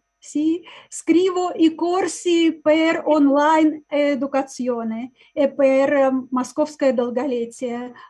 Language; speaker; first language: Italian; non-native, learner; Russian